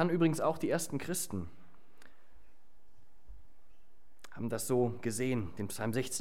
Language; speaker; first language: German; native; German